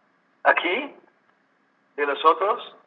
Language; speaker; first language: Spanish; non-native, learner; English